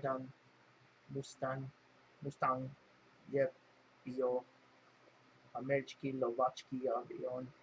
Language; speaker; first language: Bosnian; non-native, learner; English